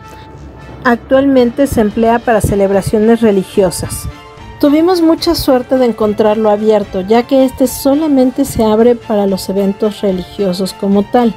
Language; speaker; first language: Spanish; native; Spanish